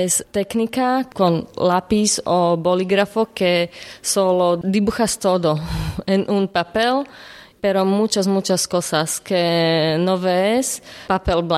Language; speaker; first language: Spanish; non-native, learner; Slovak